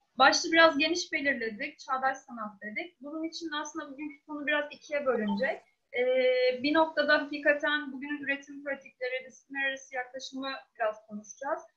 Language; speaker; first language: Turkish; native; Turkish